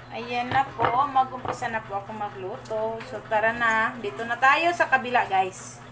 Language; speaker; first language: Filipino; non-native, local second language; Cebuano